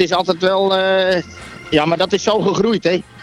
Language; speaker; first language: Dutch; native; Dutch